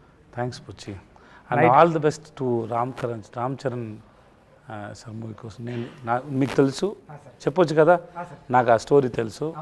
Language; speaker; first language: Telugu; non-native, learner; Tamil